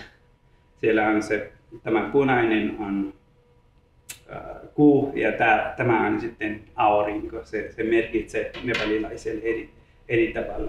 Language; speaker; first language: Finnish; non-native, learner; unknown